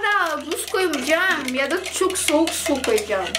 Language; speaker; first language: Turkish; non-native, learner; Indonesian